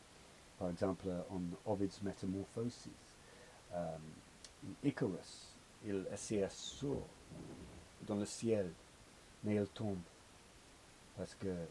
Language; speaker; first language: French; non-native, learner; English